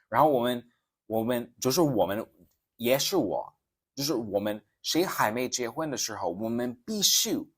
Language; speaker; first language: Chinese; non-native, fluent; English